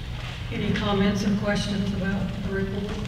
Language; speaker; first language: English; native; English